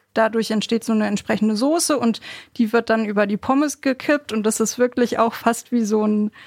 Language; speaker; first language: German; native; German